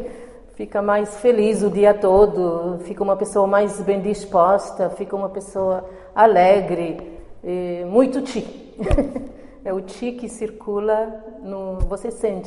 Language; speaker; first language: Portuguese; non-native, local second language; Kabuverdianu